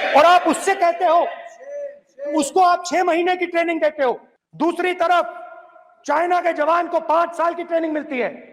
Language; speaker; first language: Hindi; native; Hindi